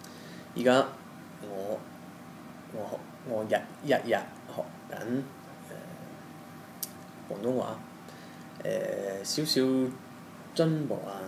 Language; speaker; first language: Chinese; non-native, learner; English